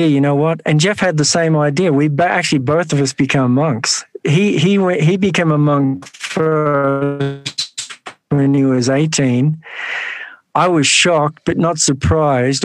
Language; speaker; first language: English; native; English